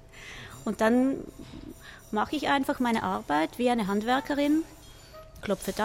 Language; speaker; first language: German; native; German